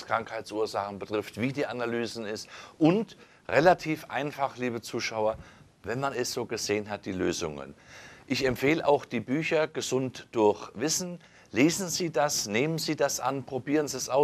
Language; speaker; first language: German; native; German